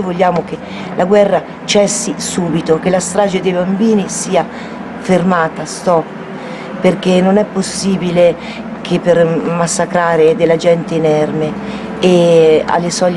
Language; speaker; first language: Italian; native; Italian